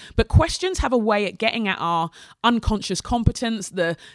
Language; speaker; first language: English; native; English